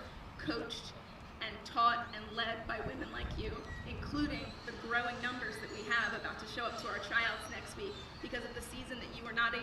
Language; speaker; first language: English; native; English